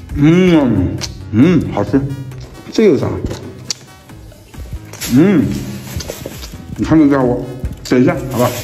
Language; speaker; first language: Chinese; native; Chinese